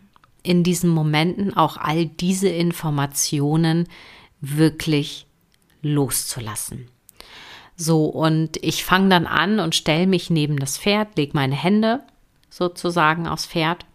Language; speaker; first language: German; native; German